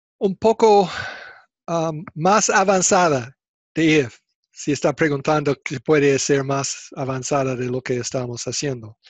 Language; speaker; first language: Spanish; non-native, fluent; English